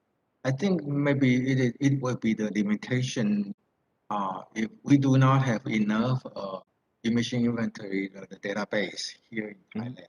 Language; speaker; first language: English; non-native, fluent; Thai